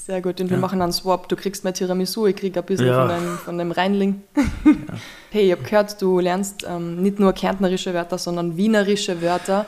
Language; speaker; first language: German; native; German